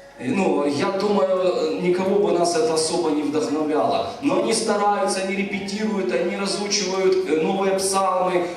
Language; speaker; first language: Russian; native; Russian